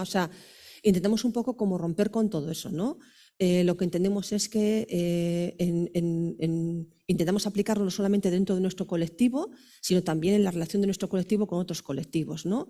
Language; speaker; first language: Spanish; native; Spanish